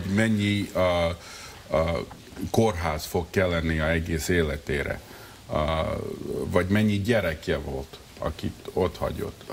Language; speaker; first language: Hungarian; early bilingual, heritage; Hungarian